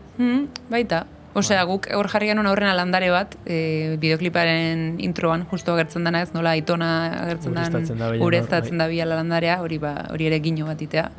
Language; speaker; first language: Basque; native; Basque